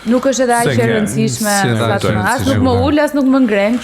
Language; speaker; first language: Albanian; native; Albanian